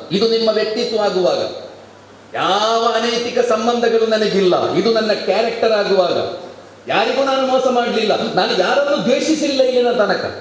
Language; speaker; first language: Kannada; non-native, local second language; Malayalam